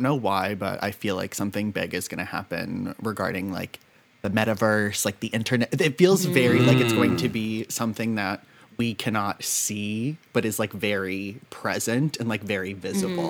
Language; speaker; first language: English; native; English